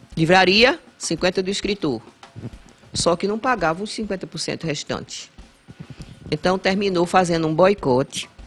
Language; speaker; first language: Portuguese; native; Portuguese